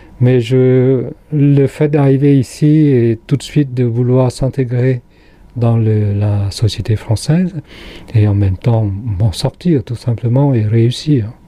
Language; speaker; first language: French; non-native, local second language; Khmer